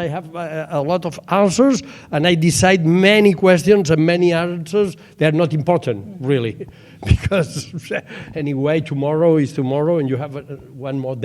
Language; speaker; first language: English; non-native, learner; Catalan